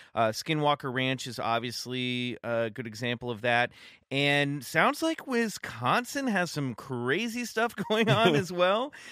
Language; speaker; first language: English; native; English